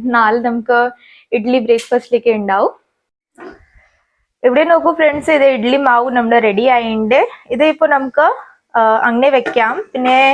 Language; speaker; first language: Malayalam; native; Malayalam